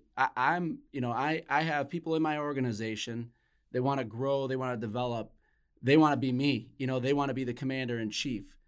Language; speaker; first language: English; native; English